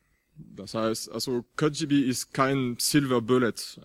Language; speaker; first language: German; non-native, fluent; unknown